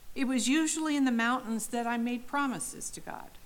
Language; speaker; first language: English; native; English